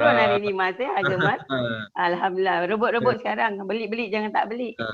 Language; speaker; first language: Malay; native; Malay